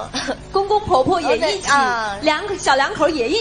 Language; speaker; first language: Chinese; native; Chinese